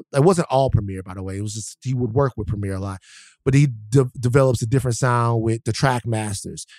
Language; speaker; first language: English; native; English